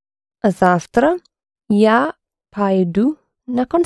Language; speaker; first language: Russian; non-native, learner; English